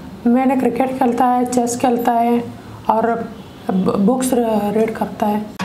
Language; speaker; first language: Hindi; non-native, local second language; Kannada